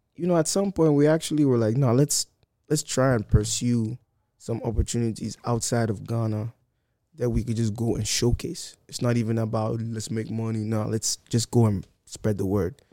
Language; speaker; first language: English; non-native, local second language; Akan